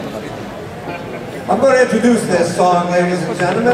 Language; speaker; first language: English; native; English